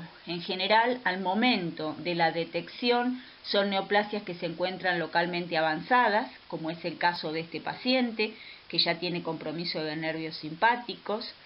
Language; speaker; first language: Spanish; native; Spanish